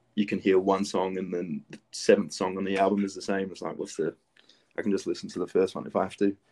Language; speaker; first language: English; early bilingual, other home language; Greek